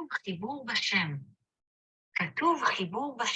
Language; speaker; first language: Hebrew; non-native, learner; English